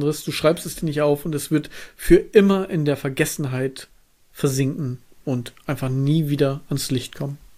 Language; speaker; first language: German; native; German